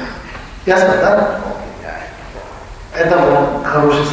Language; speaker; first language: Russian; non-native, learner; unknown